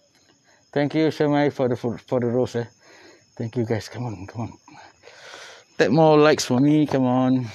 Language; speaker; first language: English; non-native, local second language; Malay